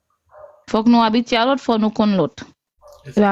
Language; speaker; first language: French; non-native, local second language; Haitian Creole